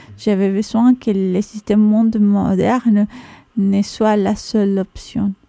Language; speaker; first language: French; non-native, fluent; Spanish